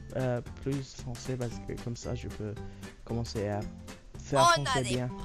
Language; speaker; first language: French; non-native, learner; English